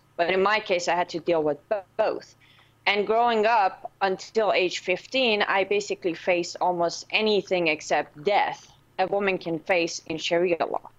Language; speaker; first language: English; non-native, fluent; Persian